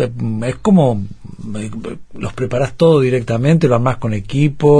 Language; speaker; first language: Spanish; native; Spanish